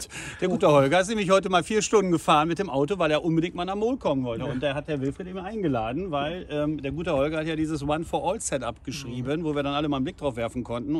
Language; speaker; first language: German; native; German